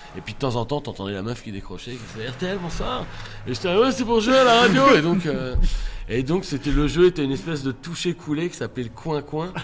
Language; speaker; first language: French; native; French